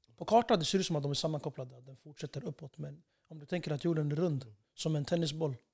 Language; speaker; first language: Swedish; early bilingual, other home language; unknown